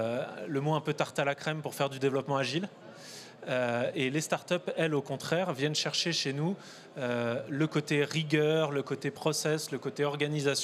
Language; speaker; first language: French; native; French